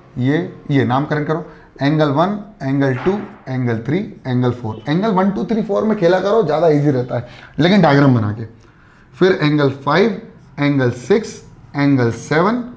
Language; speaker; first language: Hindi; native; Hindi